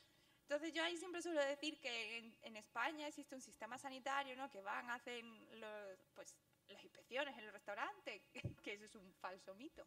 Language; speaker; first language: Spanish; early bilingual, other home language; Chinese